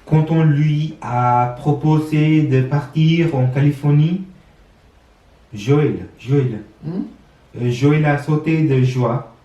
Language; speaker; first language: French; non-native, learner; Sinhala